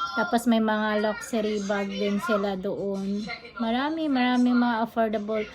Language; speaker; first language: Filipino; native; Filipino